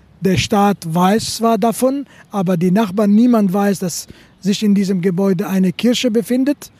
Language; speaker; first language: German; non-native, fluent; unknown